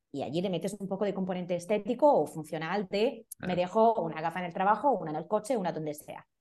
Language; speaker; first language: Spanish; non-native, fluent; Italian